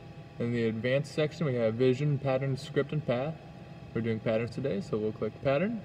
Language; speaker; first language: English; native; English